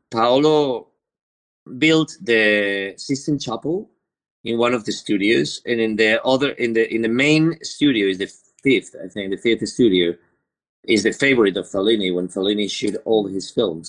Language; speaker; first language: English; non-native, learner; Spanish